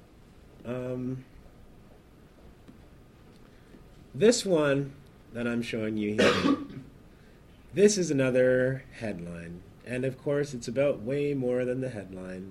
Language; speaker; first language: English; native; English